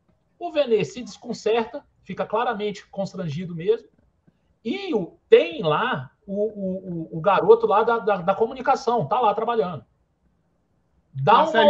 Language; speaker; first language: Portuguese; native; Portuguese